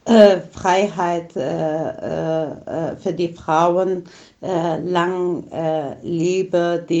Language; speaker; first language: German; non-native, fluent; Persian